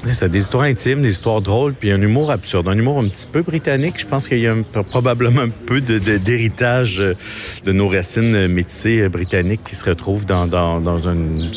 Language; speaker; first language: French; native; French